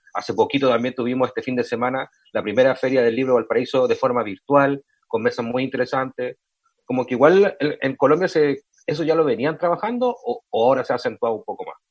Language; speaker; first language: Spanish; native; Spanish